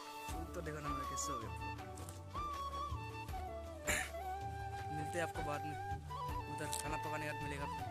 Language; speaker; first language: Hindi; non-native, local second language; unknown